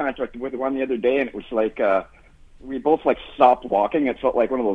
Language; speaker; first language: English; native; English